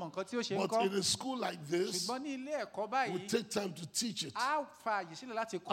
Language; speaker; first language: English; non-native, local second language; Igbo